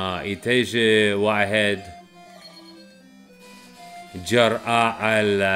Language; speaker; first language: Arabic; non-native, learner; English